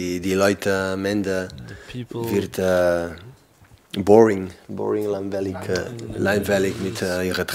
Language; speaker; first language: German; non-native, learner; Catalan